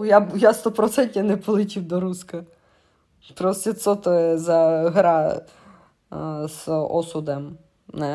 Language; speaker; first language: Czech; non-native, fluent; Russian